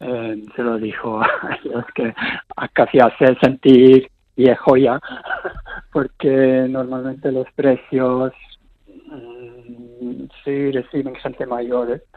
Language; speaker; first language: Spanish; non-native, fluent; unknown